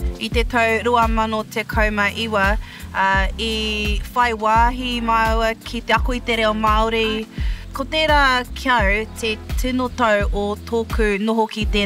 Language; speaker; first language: Māori; non-native, local second language; English